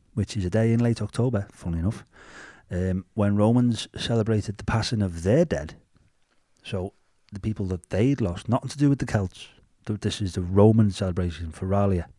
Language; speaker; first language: English; native; English